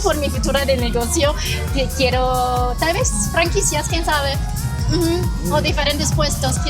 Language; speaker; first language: Spanish; non-native, learner; Chinese